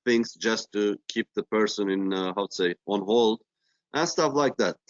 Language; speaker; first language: English; non-native, fluent; Turkish